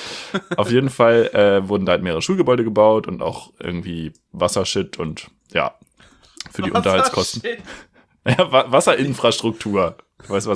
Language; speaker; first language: German; native; German